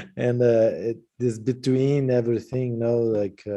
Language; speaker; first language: English; non-native, fluent; Portuguese